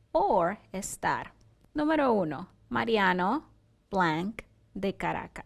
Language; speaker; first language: Spanish; non-native, fluent; English